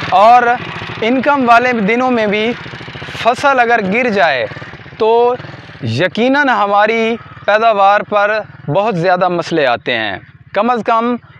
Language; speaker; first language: Urdu; non-native, local second language; Punjabi